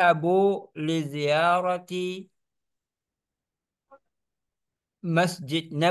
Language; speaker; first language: Arabic; non-native, learner; Indonesian